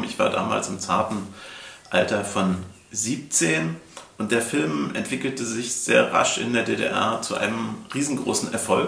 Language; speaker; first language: German; native; German